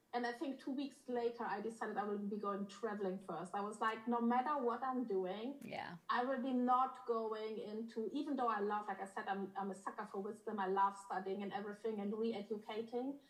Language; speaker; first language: English; early bilingual, other home language; Polish